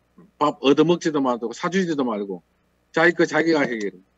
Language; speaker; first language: Korean; native; Korean